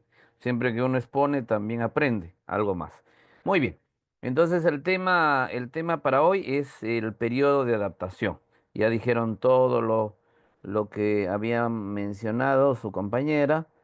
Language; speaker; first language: Spanish; native; Spanish